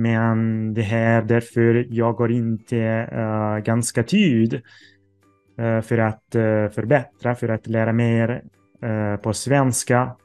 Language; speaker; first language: Swedish; non-native, learner; Italian